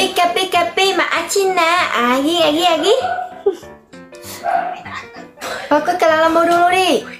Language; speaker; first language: Indonesian; non-native, learner; Vietnamese